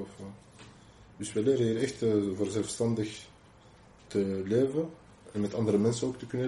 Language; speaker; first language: Dutch; non-native, local second language; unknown